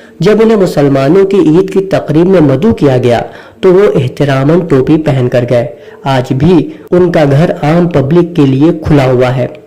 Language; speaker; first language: Urdu; native; Urdu